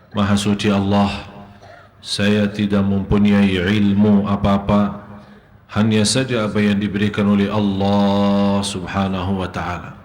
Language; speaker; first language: Indonesian; non-native, fluent; Arabic